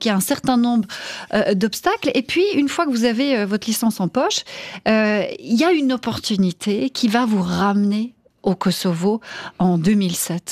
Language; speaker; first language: French; native; French